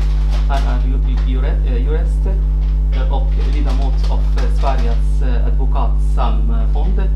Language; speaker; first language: Swedish; non-native, fluent; Arabic